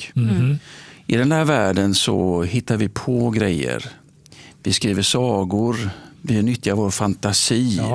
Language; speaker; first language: Swedish; native; Swedish